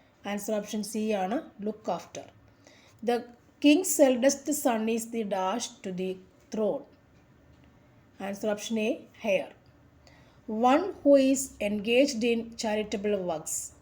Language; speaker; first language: English; non-native, local second language; Malayalam